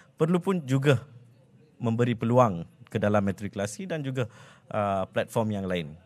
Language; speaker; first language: Malay; non-native, local second language; Tamil